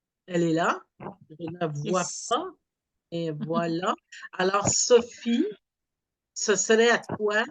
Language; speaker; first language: French; native; French